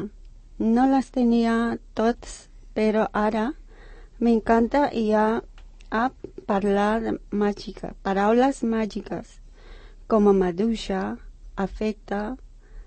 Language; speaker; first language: Catalan; non-native, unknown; Spanish